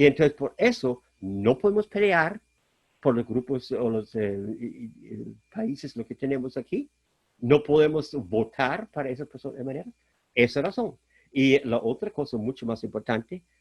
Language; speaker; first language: Spanish; non-native, fluent; German